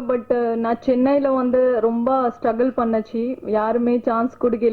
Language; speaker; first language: Tamil; non-native, learner; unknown